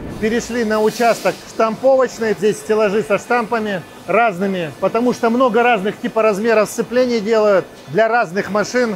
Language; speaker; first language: Russian; native; Russian